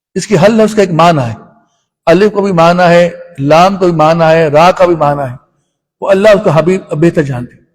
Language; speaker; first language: Urdu; non-native, local second language; Punjabi